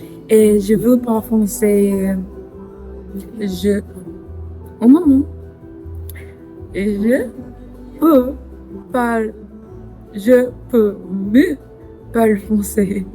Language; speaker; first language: French; non-native, learner; English